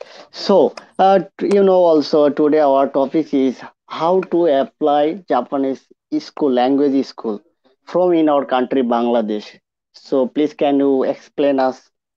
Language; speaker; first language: English; non-native, local second language; Bangla